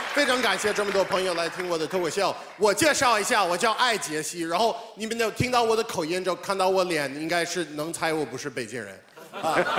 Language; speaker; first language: Chinese; non-native, fluent; English